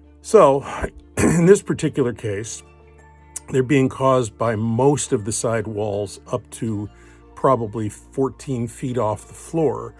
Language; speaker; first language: English; native; English